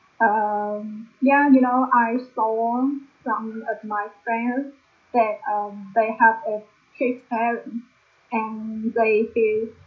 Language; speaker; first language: English; non-native, learner; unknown